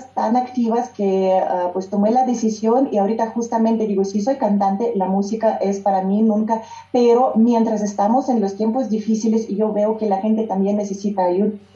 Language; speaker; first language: Spanish; non-native, fluent; Russian